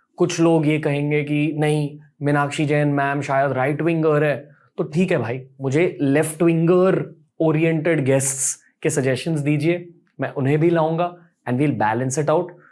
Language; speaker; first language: Hindi; native; Hindi